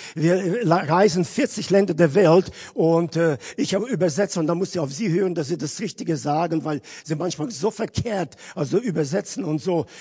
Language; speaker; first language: German; non-native, fluent; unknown